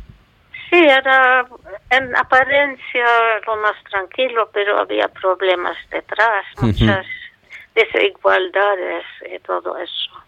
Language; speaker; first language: Spanish; non-native, fluent; Arabic